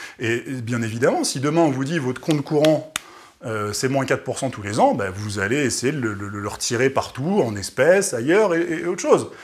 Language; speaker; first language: French; native; French